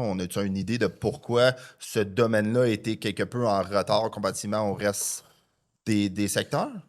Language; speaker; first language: French; native; French